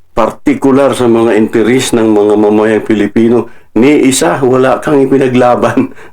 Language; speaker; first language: Filipino; non-native, local second language; Cebuano